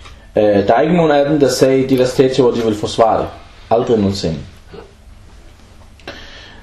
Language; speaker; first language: Danish; early bilingual, other home language; Arabic